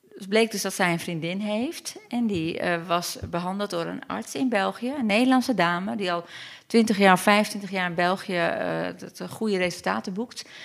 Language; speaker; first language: Dutch; early bilingual, other home language; Turkish